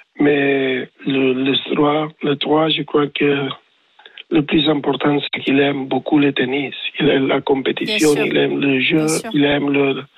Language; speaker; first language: French; non-native, learner; Spanish